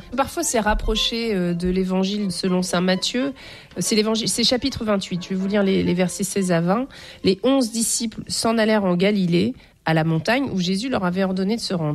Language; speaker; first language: French; native; French